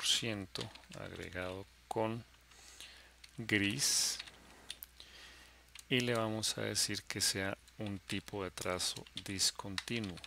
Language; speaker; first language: Spanish; native; Spanish